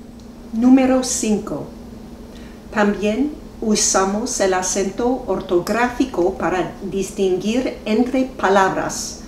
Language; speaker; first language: Spanish; non-native, fluent; English